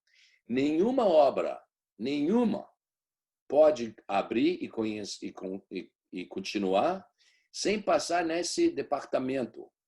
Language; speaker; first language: Portuguese; early bilingual, heritage; Portuguese